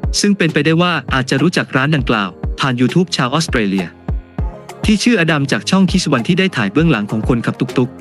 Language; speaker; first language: Thai; native; Thai